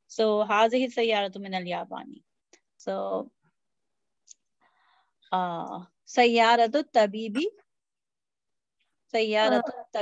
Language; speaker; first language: Arabic; non-native, fluent; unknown